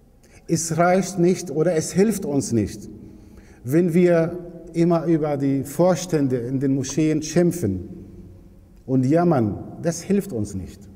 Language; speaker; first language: German; non-native, fluent; Arabic